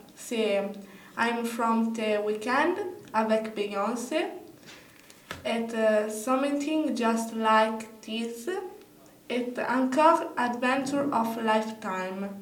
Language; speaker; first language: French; non-native, learner; Italian